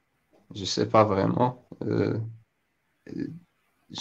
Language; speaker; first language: French; non-native, local second language; Arabic